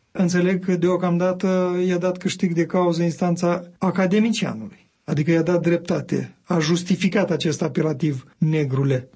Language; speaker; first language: Romanian; native; Romanian